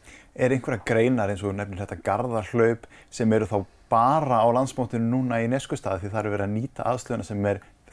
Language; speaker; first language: Icelandic; native; Icelandic